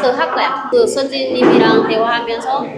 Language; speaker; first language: Korean; non-native, learner; Vietnamese